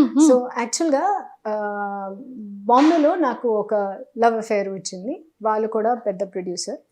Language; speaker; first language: Telugu; non-native, learner; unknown